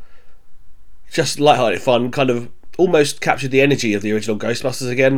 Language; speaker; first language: English; native; English